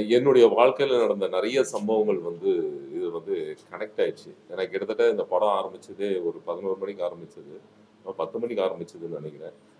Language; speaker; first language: Tamil; native; Tamil